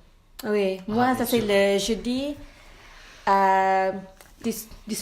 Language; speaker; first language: French; non-native, learner; Malay